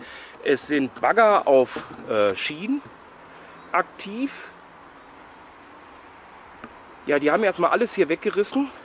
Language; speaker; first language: German; native; German